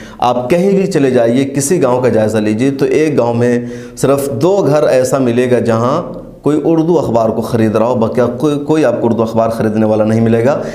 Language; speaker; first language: Urdu; native; Urdu